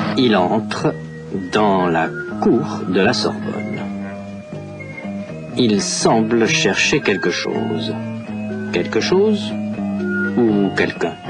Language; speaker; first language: French; native; French